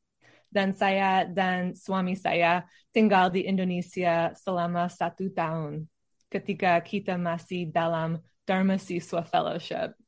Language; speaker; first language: Indonesian; non-native, learner; English